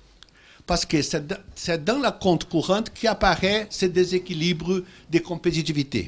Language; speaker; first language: French; non-native, fluent; Portuguese